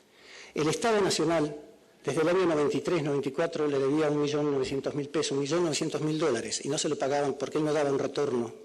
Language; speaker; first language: Spanish; native; Spanish